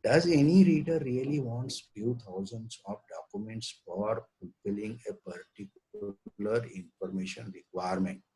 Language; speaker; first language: English; non-native, local second language; Marathi